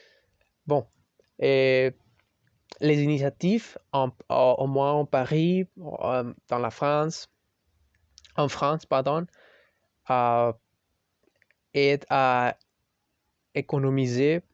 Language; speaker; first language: French; non-native, learner; Spanish